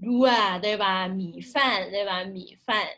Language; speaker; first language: Chinese; non-native, fluent; Indonesian